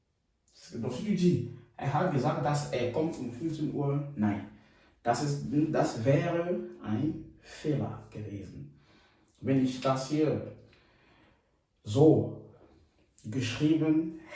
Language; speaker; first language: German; non-native, fluent; French